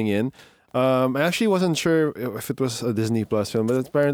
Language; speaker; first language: English; non-native, local second language; Filipino